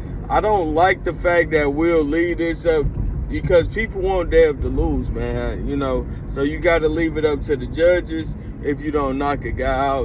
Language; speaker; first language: English; native; English